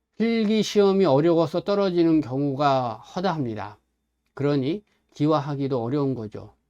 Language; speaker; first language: Korean; native; Korean